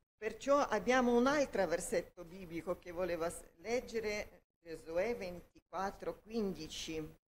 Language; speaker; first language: Italian; non-native, learner; Ukrainian